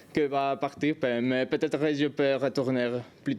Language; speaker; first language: French; non-native, learner; Spanish